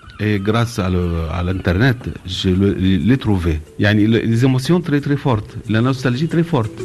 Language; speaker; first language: French; non-native, learner; Arabic